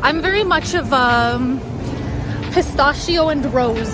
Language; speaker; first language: English; native; English